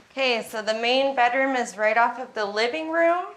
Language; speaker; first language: English; native; English